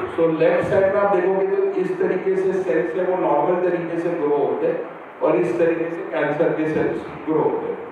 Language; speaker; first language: Hindi; non-native, local second language; Marathi